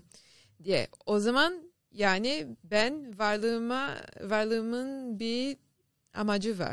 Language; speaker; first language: Turkish; non-native, learner; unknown